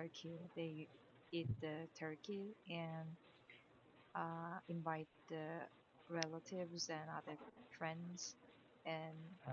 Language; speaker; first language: English; non-native, learner; Korean